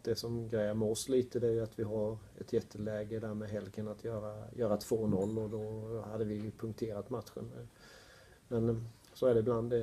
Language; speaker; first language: Swedish; native; Swedish